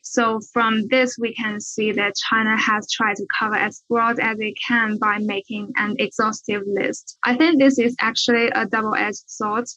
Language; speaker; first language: English; non-native, fluent; Chinese